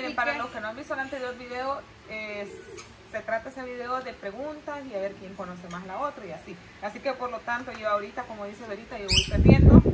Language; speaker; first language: Spanish; native; Spanish